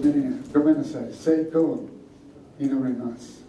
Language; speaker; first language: Japanese; non-native, learner; English